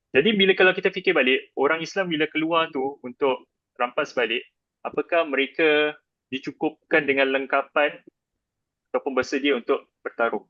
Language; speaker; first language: Malay; native; Malay